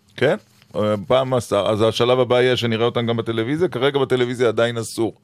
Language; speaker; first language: Hebrew; native; Hebrew